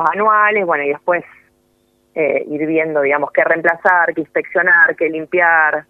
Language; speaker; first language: Spanish; native; Spanish